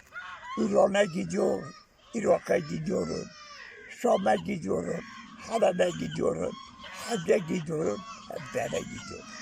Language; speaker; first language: Turkish; non-native, local second language; Kurdish